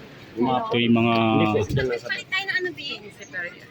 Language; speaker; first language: Filipino; native; Filipino